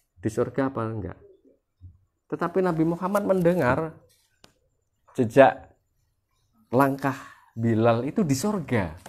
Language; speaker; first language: Indonesian; non-native, local second language; Javanese